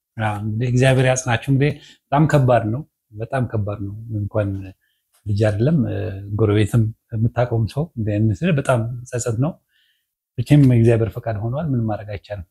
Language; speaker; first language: Amharic; native; Amharic